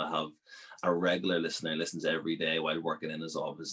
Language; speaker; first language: English; native; English